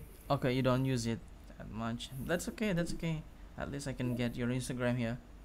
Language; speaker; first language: English; non-native, fluent; Indonesian